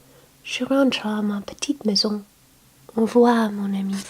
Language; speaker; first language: French; non-native, learner; English